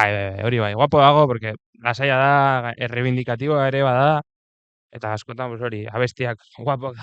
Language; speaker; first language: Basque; non-native, local second language; Spanish